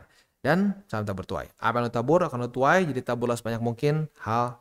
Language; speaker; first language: Indonesian; native; Indonesian